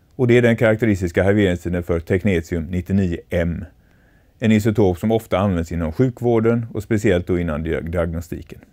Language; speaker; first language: Swedish; native; Swedish